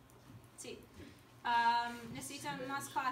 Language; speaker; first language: Spanish; non-native, learner; English